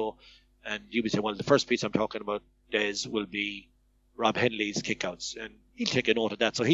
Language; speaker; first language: English; native; English